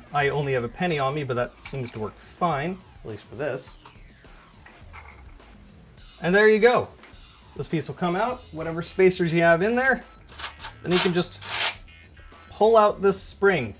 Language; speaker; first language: English; native; English